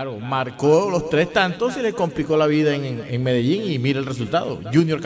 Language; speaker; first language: Spanish; native; Spanish